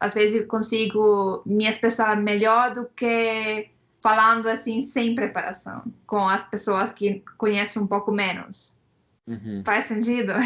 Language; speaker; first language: Portuguese; non-native, fluent; Estonian